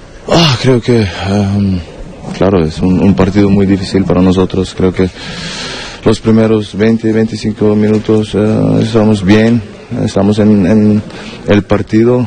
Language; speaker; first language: Spanish; non-native, fluent; German